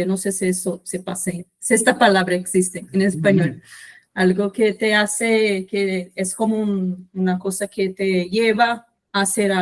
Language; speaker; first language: Spanish; non-native, fluent; Portuguese